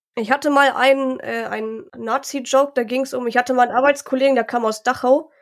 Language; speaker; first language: German; native; German